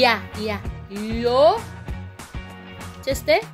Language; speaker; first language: Romanian; non-native, learner; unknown